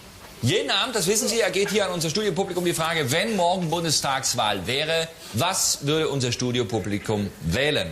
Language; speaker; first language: German; native; German